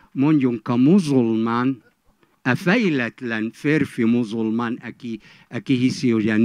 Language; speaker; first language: Hungarian; non-native, fluent; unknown